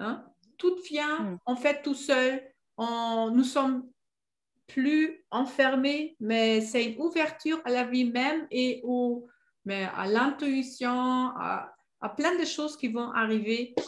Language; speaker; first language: French; non-native, fluent; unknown